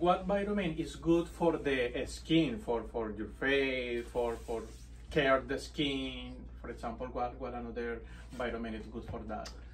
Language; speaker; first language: English; non-native, learner; Spanish